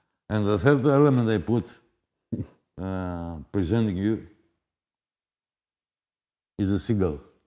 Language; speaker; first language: English; non-native, fluent; Greek